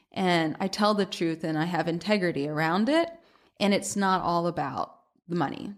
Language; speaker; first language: English; native; English